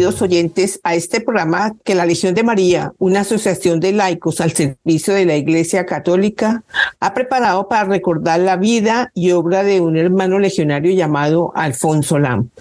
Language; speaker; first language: Spanish; native; Spanish